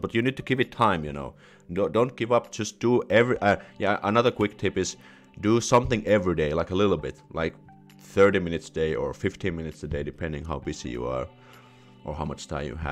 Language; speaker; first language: English; non-native, fluent; Finnish